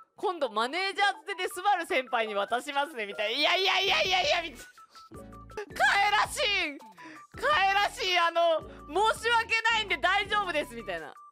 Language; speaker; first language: Japanese; native; Japanese